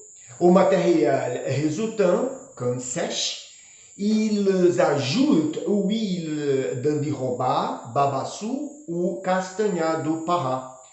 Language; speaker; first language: French; non-native, learner; Portuguese